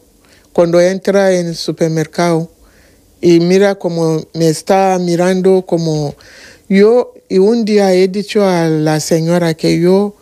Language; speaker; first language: Spanish; non-native, learner; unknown